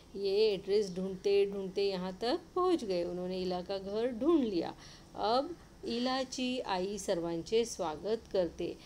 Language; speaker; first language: Hindi; non-native, local second language; Marathi